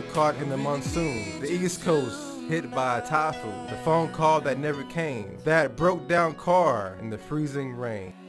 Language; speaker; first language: English; native; English